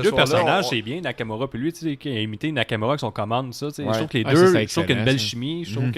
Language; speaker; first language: French; native; French